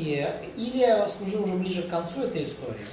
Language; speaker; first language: Russian; native; Russian